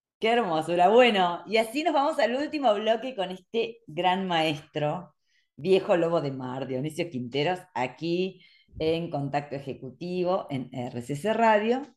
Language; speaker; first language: Spanish; native; Spanish